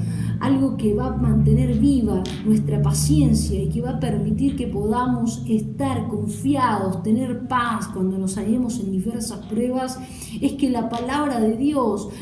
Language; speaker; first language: Spanish; native; Spanish